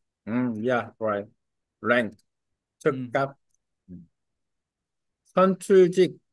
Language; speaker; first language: English; non-native, learner; Vietnamese